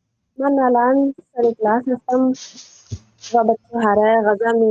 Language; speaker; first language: Persian; non-native, learner; Urdu